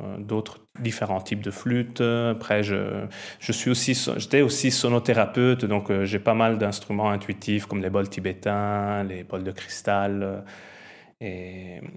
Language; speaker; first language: French; non-native, fluent; Italian